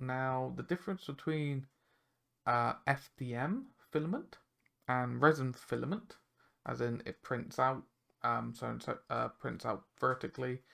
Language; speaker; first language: English; native; English